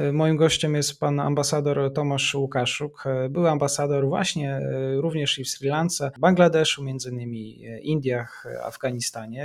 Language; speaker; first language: Polish; native; Polish